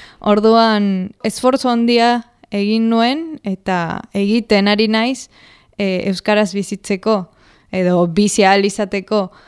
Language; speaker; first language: Basque; non-native, fluent; Spanish